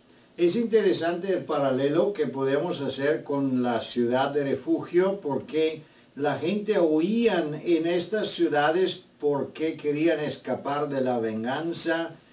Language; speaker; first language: Spanish; non-native, fluent; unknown